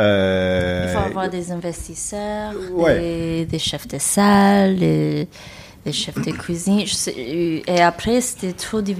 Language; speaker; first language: French; non-native, fluent; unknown